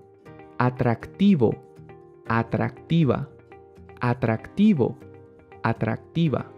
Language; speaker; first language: Spanish; native; Spanish